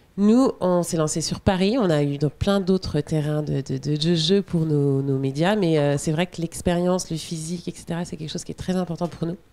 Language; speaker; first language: French; native; French